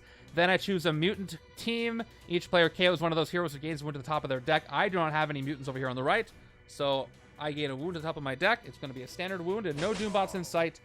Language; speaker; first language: English; native; English